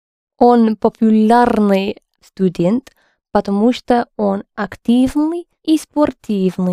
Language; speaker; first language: Russian; non-native, learner; English